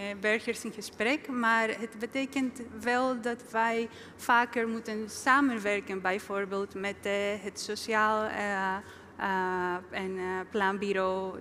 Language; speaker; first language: Dutch; non-native, fluent; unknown